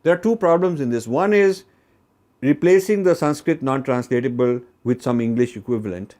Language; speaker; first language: English; non-native, local second language; Hindi